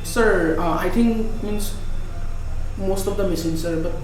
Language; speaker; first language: English; non-native, local second language; Assamese